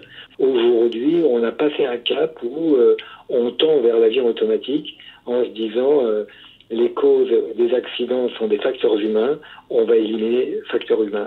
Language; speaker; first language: French; native; French